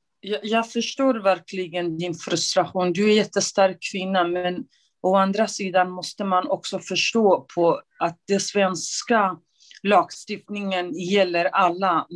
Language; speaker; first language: Swedish; non-native, fluent; Kurdish